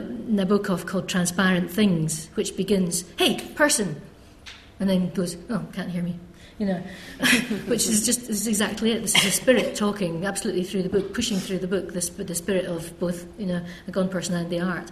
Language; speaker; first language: English; native; English